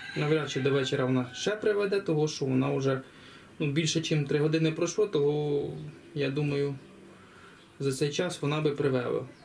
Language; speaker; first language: Ukrainian; native; Ukrainian